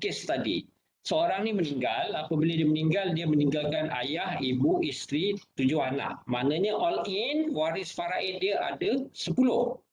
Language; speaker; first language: Malay; native; Malay